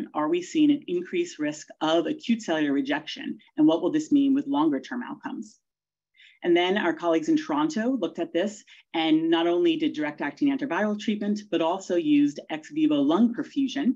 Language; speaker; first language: English; native; English